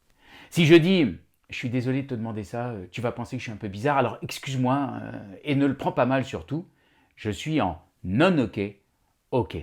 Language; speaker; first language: French; native; French